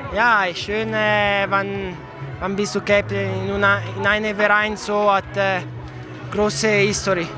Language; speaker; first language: German; non-native, learner; Italian